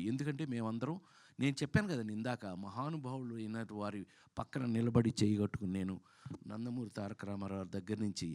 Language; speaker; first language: Telugu; native; Telugu